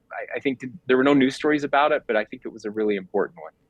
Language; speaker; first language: English; native; English